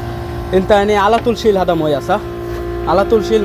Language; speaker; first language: Arabic; non-native, learner; Bangla